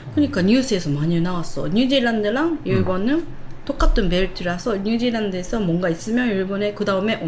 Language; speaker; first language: Korean; non-native, learner; Japanese